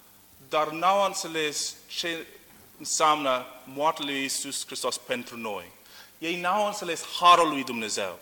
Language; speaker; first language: Romanian; non-native, learner; English